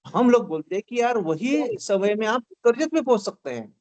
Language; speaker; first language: Hindi; non-native, local second language; Marathi